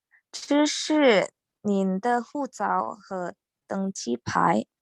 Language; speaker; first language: Chinese; non-native, learner; Indonesian